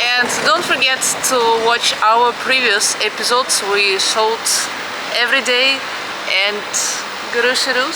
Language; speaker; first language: English; non-native, fluent; Russian